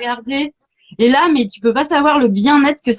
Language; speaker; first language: French; native; French